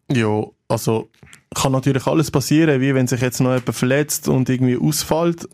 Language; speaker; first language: German; native; German